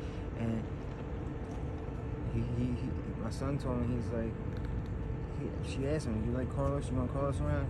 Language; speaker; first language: English; native; English